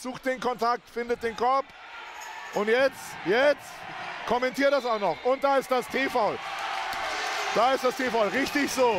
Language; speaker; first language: German; native; German